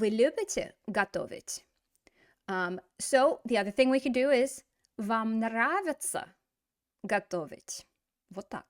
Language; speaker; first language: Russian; non-native, fluent; English